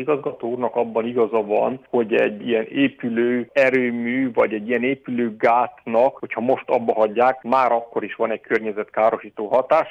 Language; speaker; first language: Hungarian; native; Hungarian